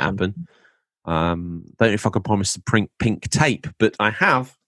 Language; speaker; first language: English; native; English